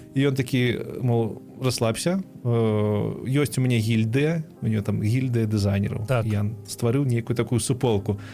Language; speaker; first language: Belarusian; non-native, local second language; Russian